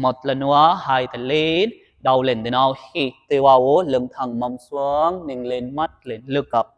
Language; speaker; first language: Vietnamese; non-native, learner; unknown